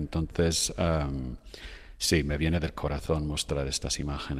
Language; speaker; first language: Spanish; non-native, fluent; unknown